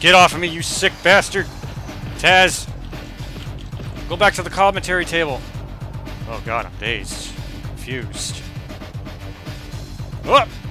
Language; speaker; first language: English; native; English